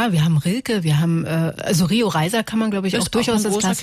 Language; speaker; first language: German; native; German